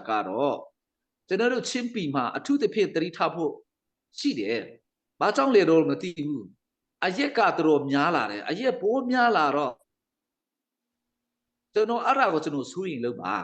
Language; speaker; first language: Burmese; non-native, local second language; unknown